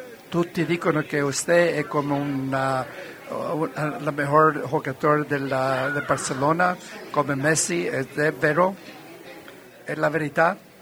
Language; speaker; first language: Spanish; non-native, learner; Italian